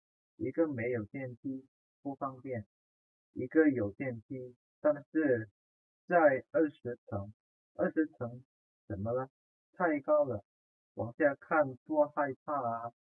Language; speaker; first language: Chinese; non-native, fluent; Indonesian